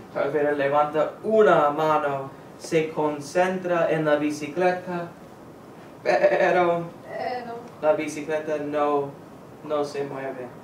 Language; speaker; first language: Spanish; non-native, fluent; English